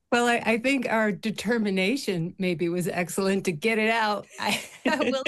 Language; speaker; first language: English; native; English